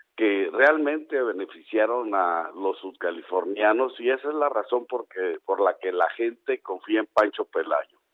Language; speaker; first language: Spanish; native; Spanish